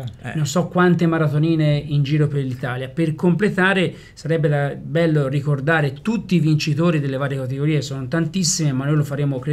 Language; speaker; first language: Italian; native; Italian